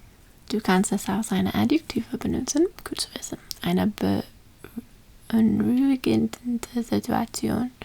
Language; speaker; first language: German; non-native, learner; English